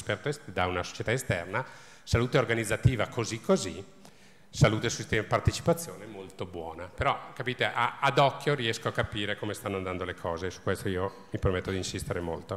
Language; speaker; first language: Italian; native; Italian